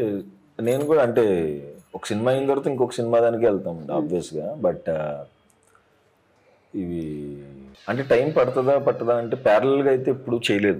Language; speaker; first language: Telugu; native; Telugu